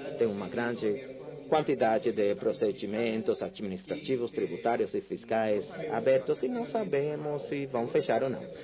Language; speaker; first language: Portuguese; non-native, fluent; Spanish